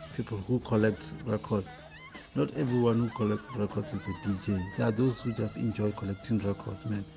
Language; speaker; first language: English; non-native, local second language; Northern Sotho